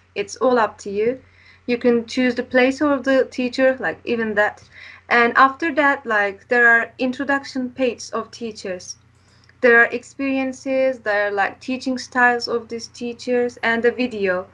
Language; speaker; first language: English; non-native, fluent; Turkish